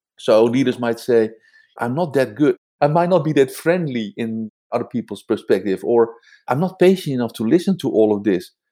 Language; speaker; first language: English; non-native, fluent; Dutch